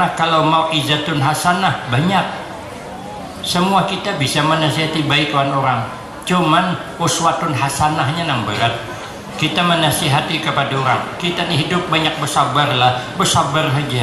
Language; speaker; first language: Indonesian; non-native, local second language; Banjar